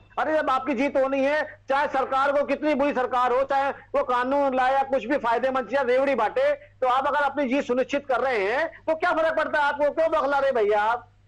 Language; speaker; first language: Hindi; native; Hindi